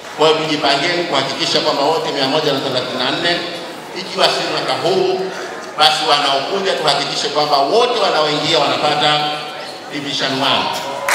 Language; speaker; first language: Swahili; native; Swahili